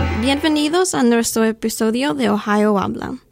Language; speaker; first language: Spanish; non-native, fluent; English